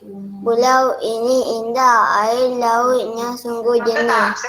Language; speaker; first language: Indonesian; non-native, local second language; Chinese